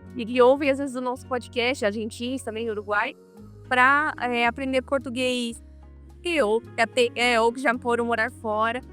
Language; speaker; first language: Portuguese; native; Portuguese